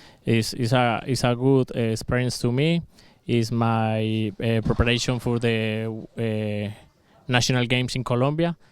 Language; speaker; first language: English; non-native, learner; Spanish